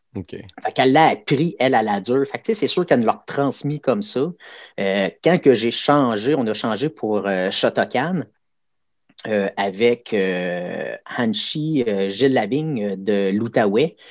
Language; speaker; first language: French; native; French